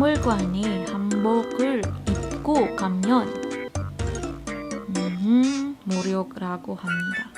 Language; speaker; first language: Korean; non-native, learner; Filipino